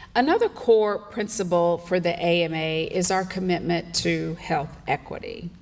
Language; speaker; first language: English; native; English